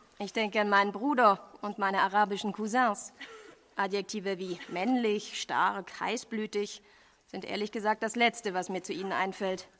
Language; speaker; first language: German; native; German